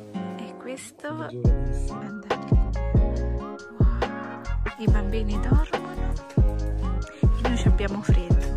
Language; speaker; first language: Italian; non-native, fluent; Filipino